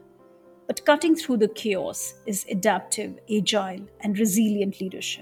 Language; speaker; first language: English; non-native, local second language; Bangla